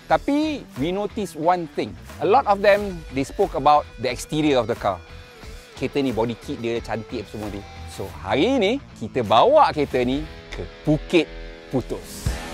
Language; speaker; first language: English; non-native, local second language; Malay